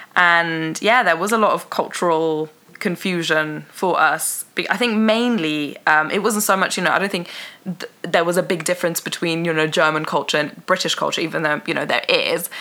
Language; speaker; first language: English; early bilingual, other home language; Persian